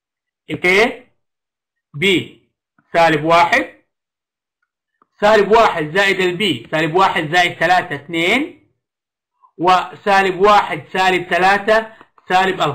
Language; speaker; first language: Arabic; native; Arabic